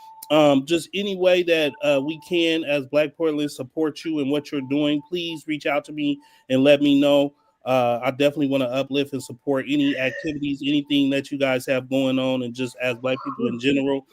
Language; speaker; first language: English; native; English